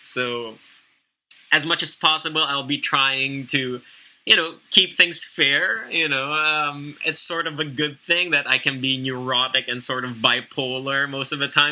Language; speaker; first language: English; non-native, local second language; Filipino